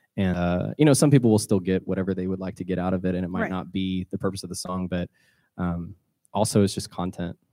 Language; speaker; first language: English; native; English